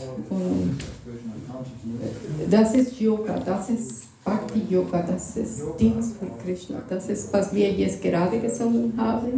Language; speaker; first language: German; non-native, fluent; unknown